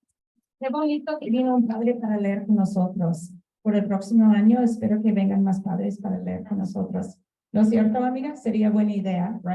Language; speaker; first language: Spanish; early bilingual, heritage; Spanish